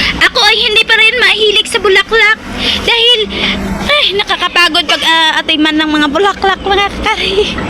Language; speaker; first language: Filipino; non-native, local second language; Cebuano